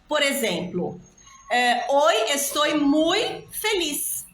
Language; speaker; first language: Spanish; non-native, fluent; Portuguese